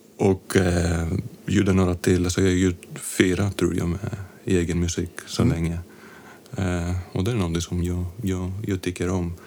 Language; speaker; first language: Swedish; non-native, fluent; Greek